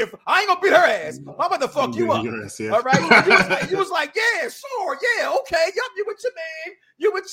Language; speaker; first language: English; native; English